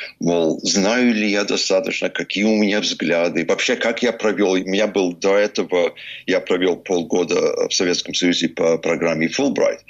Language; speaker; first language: Russian; early bilingual, heritage; English